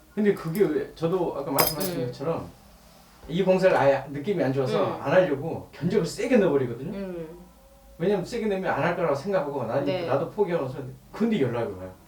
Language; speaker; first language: Korean; native; Korean